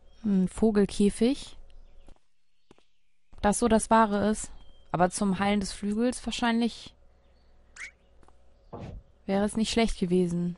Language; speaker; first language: German; native; German